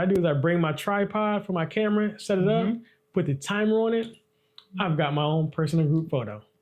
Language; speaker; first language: English; native; English